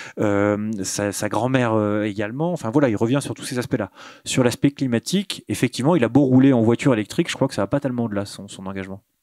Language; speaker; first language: French; native; French